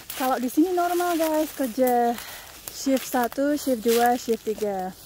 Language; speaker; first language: Indonesian; native; Indonesian